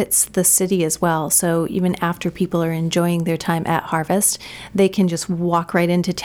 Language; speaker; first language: English; native; English